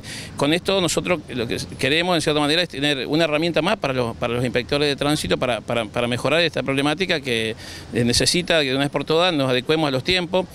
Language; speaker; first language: Spanish; native; Spanish